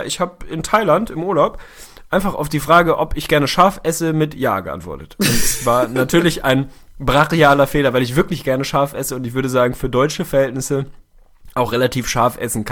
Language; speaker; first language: German; native; German